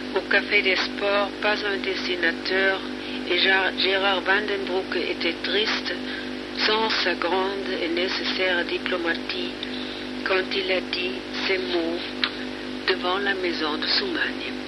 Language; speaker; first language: French; non-native, fluent; German